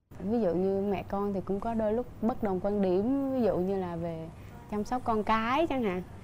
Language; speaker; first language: Vietnamese; native; Vietnamese